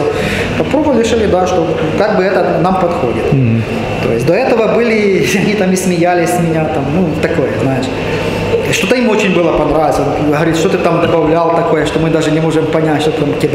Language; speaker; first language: Russian; native; Russian